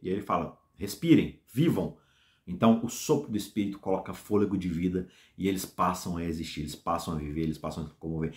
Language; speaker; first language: Portuguese; native; Portuguese